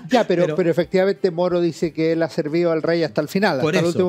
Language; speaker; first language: Spanish; native; Spanish